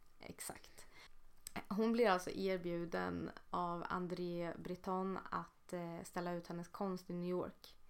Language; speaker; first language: Swedish; native; Swedish